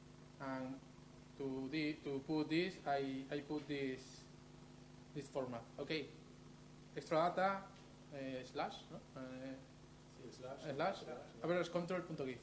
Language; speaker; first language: English; non-native, learner; Spanish